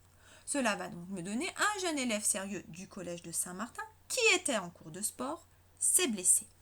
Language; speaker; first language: French; native; French